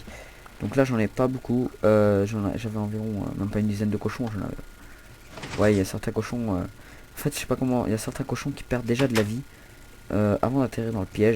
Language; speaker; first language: French; native; French